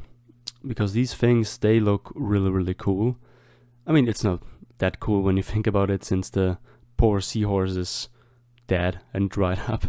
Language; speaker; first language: English; non-native, fluent; German